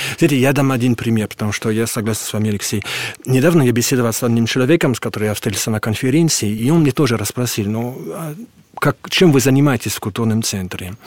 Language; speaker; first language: Russian; non-native, fluent; French